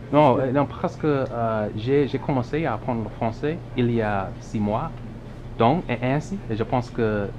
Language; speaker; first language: French; non-native, learner; English